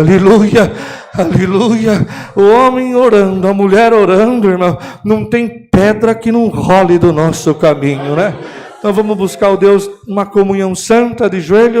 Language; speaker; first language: Portuguese; native; Portuguese